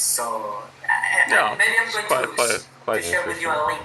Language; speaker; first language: English; non-native, fluent; Spanish